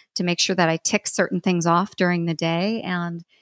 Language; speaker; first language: English; native; English